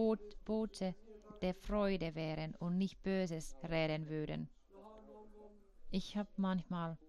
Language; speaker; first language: German; non-native, fluent; Finnish